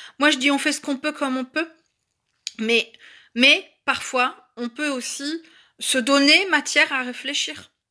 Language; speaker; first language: French; native; French